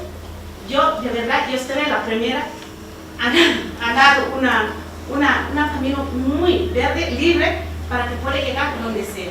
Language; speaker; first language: Spanish; non-native, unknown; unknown